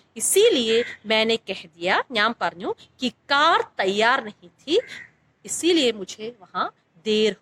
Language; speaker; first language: Hindi; non-native, fluent; Malayalam